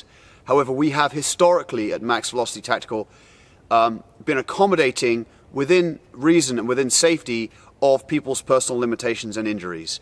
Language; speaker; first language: English; native; English